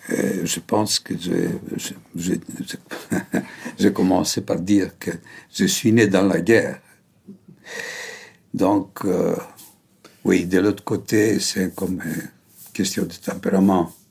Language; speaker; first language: French; non-native, fluent; Greek